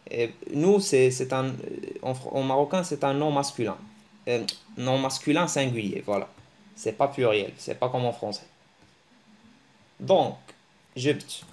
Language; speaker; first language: French; early bilingual, other home language; Arabic